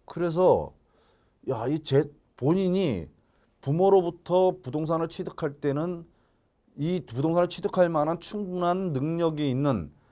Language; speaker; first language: Korean; native; Korean